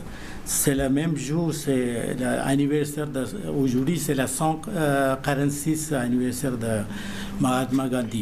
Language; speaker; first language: French; non-native, learner; Malayalam